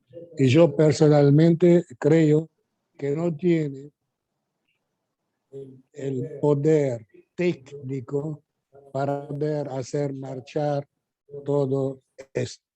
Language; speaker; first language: Spanish; non-native, fluent; Arabic